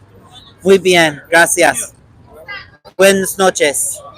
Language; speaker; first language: Spanish; non-native, learner; English